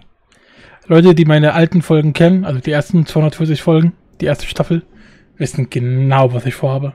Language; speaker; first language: German; native; German